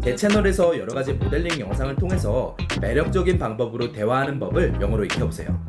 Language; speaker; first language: Korean; native; Korean